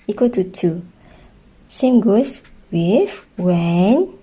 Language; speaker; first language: English; non-native, local second language; Malay